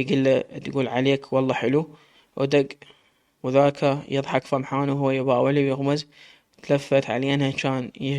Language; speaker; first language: Arabic; native; Arabic